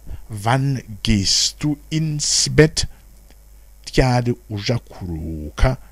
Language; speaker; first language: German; non-native, fluent; Rundi